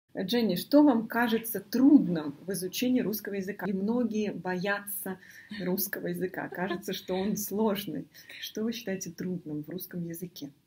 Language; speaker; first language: Russian; native; Russian